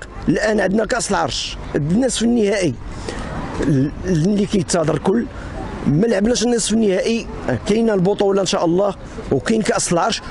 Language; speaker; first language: Arabic; native; Arabic